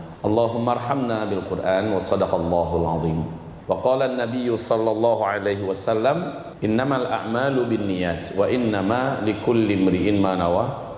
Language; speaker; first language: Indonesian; native; Indonesian